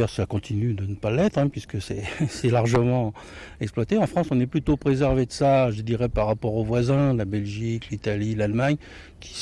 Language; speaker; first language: French; native; French